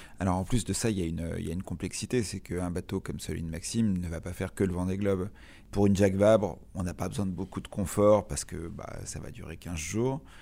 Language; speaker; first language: French; native; French